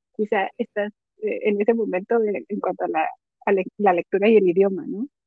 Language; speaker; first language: Spanish; native; Spanish